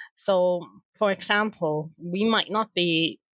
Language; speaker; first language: English; non-native, local second language; Cantonese